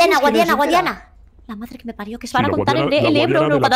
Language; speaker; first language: Spanish; native; Spanish